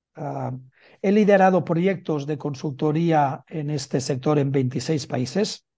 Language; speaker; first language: Spanish; native; Spanish